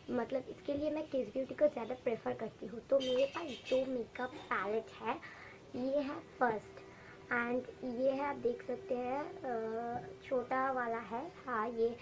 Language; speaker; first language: Hindi; non-native, local second language; Bangla